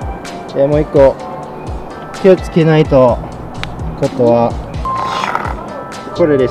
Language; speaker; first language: Japanese; non-native, fluent; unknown